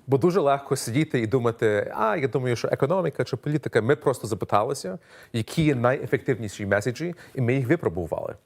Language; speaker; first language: Ukrainian; early bilingual, heritage; Ukrainian